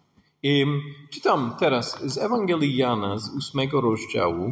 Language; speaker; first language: Polish; non-native, fluent; English